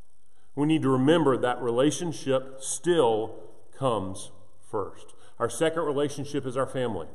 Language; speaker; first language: English; native; English